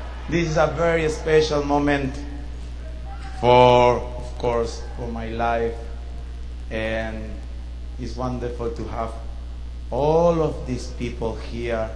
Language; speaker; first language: English; non-native, fluent; Spanish